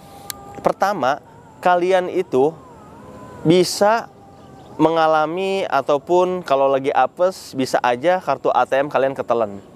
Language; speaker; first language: Indonesian; native; Indonesian